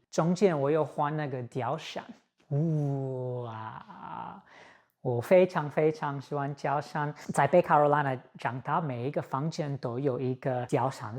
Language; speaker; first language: Chinese; non-native, fluent; English